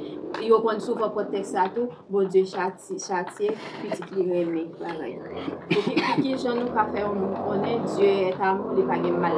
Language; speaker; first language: French; non-native, local second language; Haitian Creole